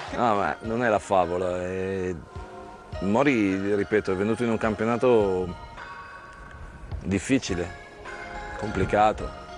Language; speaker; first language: Italian; native; Italian